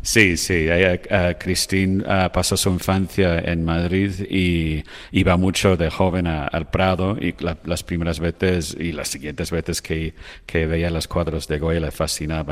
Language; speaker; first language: Spanish; non-native, fluent; English